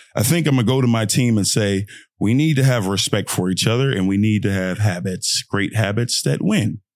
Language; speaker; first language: English; early bilingual, other home language; Yoruba